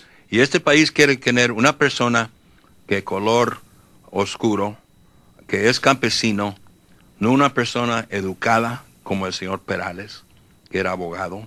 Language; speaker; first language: Spanish; early bilingual, heritage; Spanish